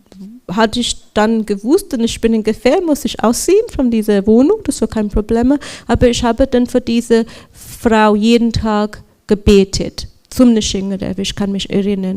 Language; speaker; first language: German; non-native, learner; English